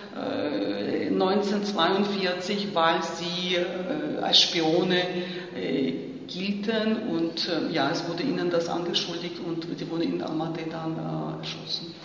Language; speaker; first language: German; non-native, fluent; Ukrainian